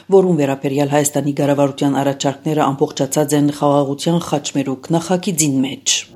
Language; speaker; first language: Armenian; native; Armenian